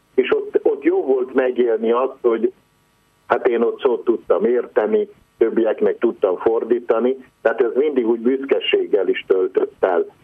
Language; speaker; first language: Hungarian; non-native, local second language; Croatian